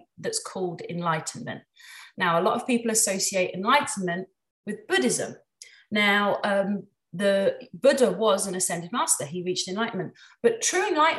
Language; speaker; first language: English; native; English